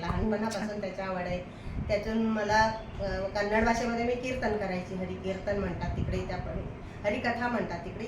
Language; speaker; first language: Marathi; non-native, local second language; Kannada